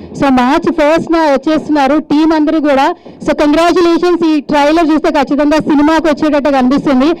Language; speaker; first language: Telugu; non-native, learner; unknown